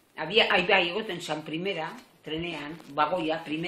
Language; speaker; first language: Basque; native; Basque